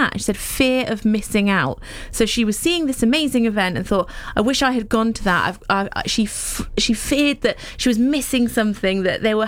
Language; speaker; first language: English; native; English